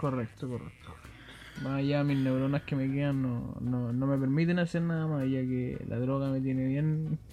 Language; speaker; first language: Spanish; native; Spanish